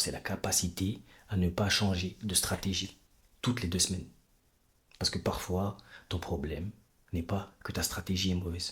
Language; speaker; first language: French; native; French